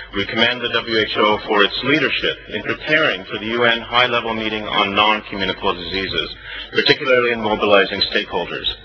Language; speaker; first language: English; native; English